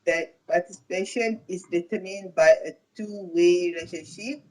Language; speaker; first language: English; non-native, local second language; Malay